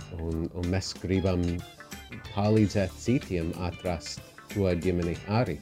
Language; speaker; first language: Latvian; non-native, fluent; English